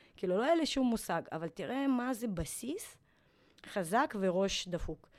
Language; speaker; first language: Hebrew; non-native, fluent; Russian